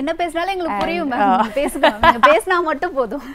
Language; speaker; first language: Tamil; native; Tamil